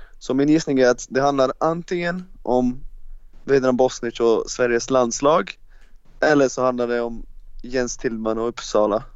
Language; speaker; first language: Swedish; non-native, fluent; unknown